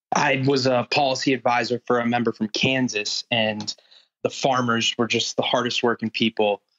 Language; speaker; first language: English; native; English